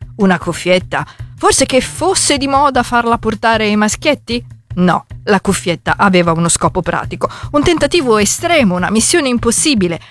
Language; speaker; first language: Italian; native; Italian